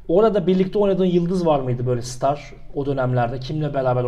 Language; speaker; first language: Turkish; native; Turkish